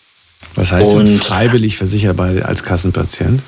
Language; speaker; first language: German; native; German